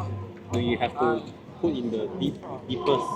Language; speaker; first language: English; non-native, learner; Chinese